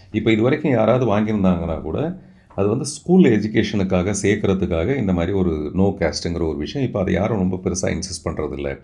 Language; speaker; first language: Tamil; non-native, local second language; Telugu